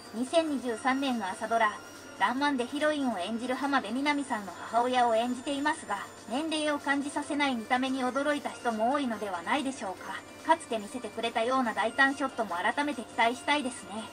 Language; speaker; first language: Japanese; native; Japanese